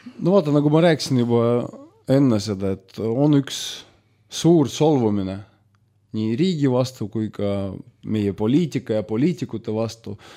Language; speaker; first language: Estonian; non-native, local second language; Russian